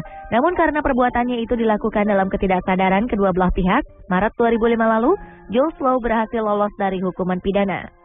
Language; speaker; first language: Indonesian; native; Indonesian